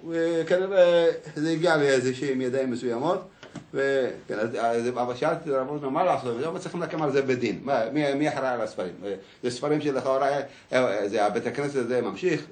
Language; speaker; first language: Hebrew; early bilingual, other home language; Arabic